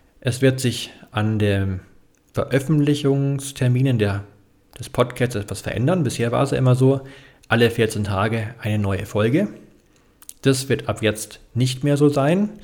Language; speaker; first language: German; native; German